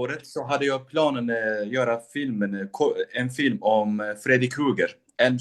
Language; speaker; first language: Swedish; non-native, local second language; Kurdish